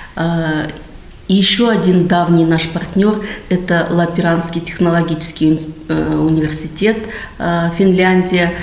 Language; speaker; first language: Russian; native; Russian